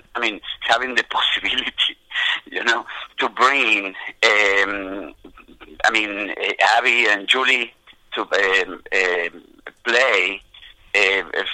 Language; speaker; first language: English; non-native, fluent; Spanish